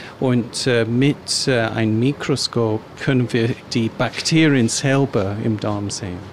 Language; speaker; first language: German; non-native, fluent; English